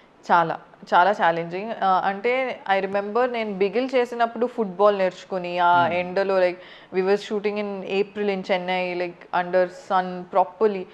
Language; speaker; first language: Telugu; non-native, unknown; Kannada